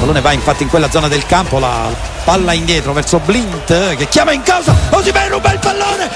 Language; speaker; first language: Italian; native; Italian